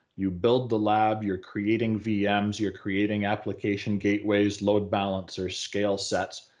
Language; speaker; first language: English; native; English